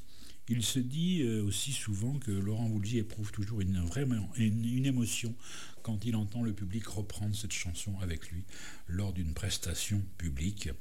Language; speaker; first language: French; native; French